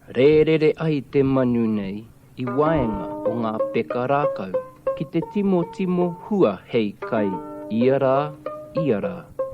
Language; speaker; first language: Māori; native; Māori